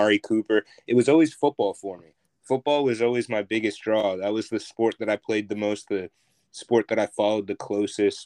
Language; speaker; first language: English; native; English